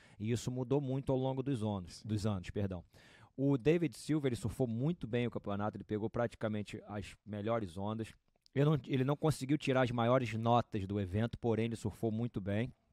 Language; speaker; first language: Portuguese; native; Portuguese